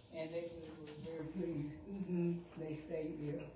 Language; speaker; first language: English; native; English